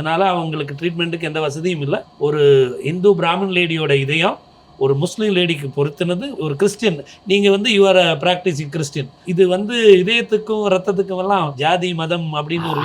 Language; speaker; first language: Tamil; native; Tamil